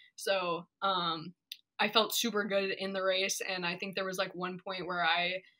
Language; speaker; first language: English; native; English